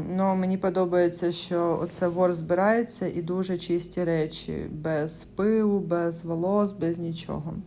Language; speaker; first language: Ukrainian; non-native, local second language; Russian